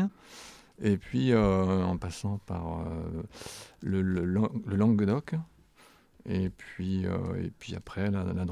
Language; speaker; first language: French; native; French